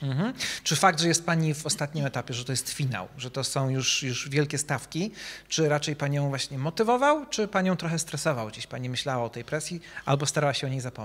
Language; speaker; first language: Polish; native; Polish